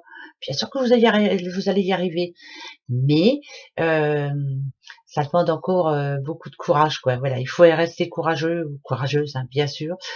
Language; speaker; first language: French; native; French